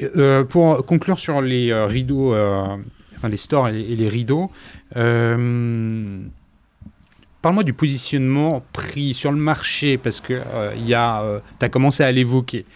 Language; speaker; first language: French; native; French